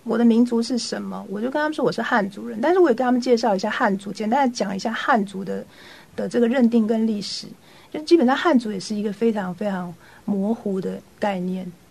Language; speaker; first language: Chinese; native; Chinese